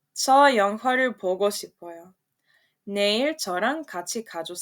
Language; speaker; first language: Korean; non-native, fluent; Serbian